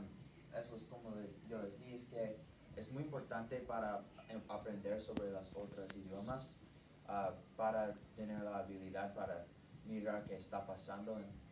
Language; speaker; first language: Spanish; non-native, learner; English